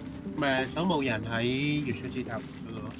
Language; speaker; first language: Chinese; native; Chinese